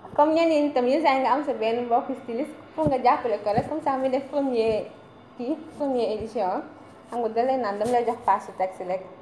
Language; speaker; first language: Wolof; native; Wolof